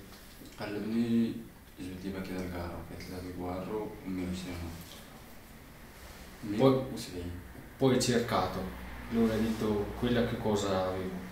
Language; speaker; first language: Italian; non-native, learner; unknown